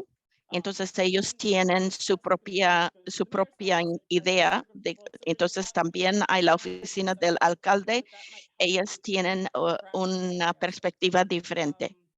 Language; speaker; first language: Spanish; non-native, fluent; English